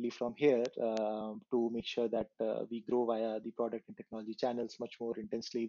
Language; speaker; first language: English; non-native, local second language; Hindi